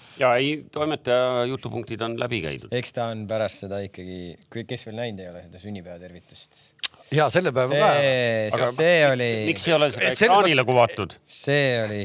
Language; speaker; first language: Estonian; native; Estonian